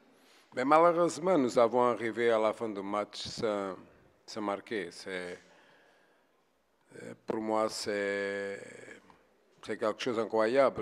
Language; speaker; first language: French; non-native, fluent; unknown